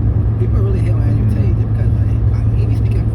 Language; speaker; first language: English; native; English